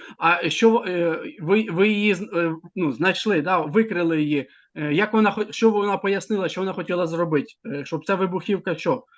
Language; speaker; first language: Ukrainian; native; Ukrainian